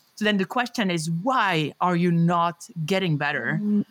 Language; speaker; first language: English; non-native, fluent; French